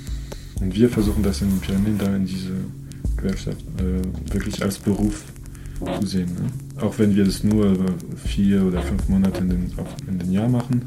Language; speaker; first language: German; non-native, fluent; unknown